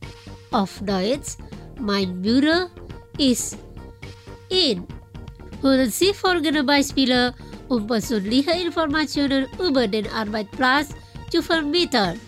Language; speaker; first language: German; non-native, fluent; Indonesian